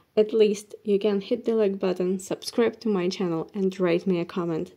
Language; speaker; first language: English; non-native, fluent; Russian